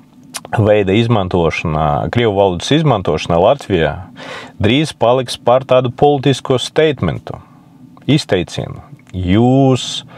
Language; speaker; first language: Latvian; non-native, local second language; Russian